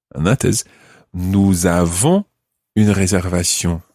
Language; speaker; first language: French; non-native, fluent; English